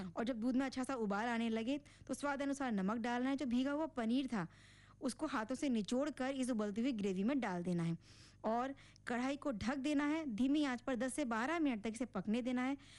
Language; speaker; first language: Hindi; native; Hindi